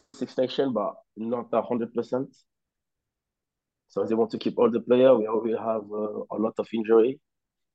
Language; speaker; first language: English; non-native, learner; French